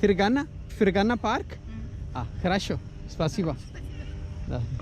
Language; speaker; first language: Russian; non-native, learner; Urdu